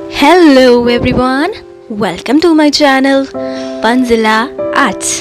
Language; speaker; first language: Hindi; non-native, local second language; Dogri